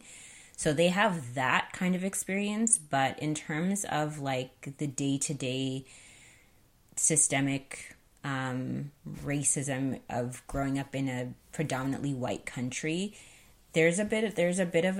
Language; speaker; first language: English; native; English